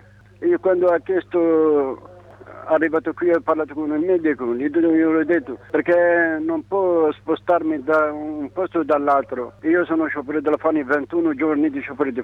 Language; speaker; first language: Italian; non-native, learner; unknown